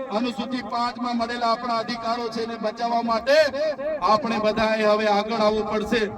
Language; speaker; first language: Gujarati; non-native, local second language; Vasavi